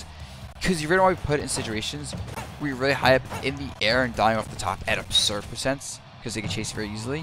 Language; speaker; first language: English; native; English